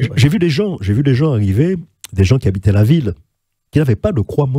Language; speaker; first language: French; native; French